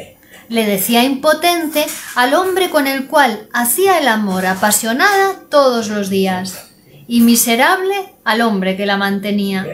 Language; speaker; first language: Spanish; native; Spanish